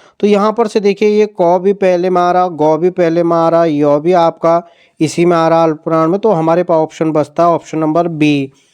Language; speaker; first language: Hindi; native; Hindi